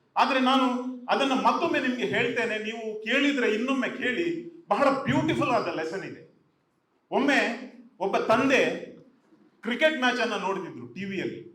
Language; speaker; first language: Kannada; non-native, local second language; Tulu